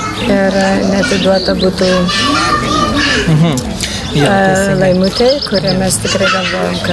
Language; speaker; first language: Lithuanian; early bilingual, heritage; Lithuanian